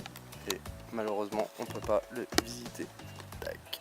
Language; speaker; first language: French; native; French